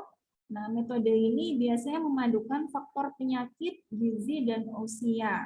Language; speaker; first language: Indonesian; native; Indonesian